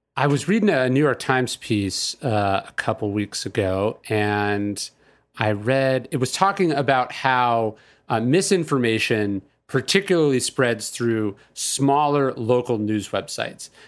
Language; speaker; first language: English; native; English